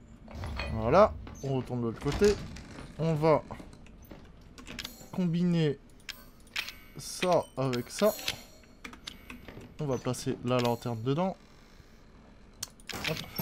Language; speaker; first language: French; native; French